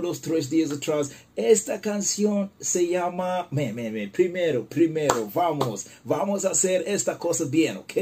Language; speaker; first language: Spanish; non-native, learner; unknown